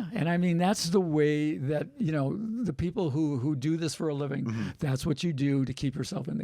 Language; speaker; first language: English; native; English